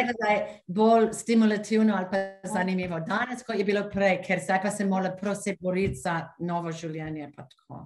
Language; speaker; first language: Slovenian; non-native, fluent; English